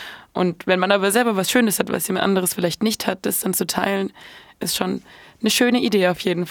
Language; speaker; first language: German; native; German